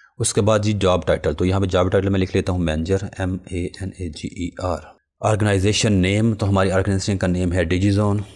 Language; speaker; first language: Urdu; non-native, local second language; Punjabi